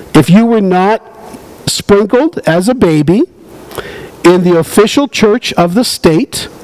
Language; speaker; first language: English; native; English